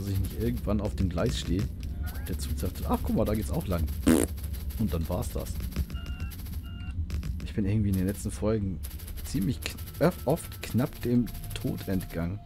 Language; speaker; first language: German; native; German